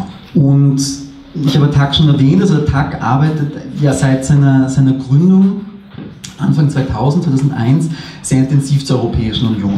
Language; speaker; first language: German; native; German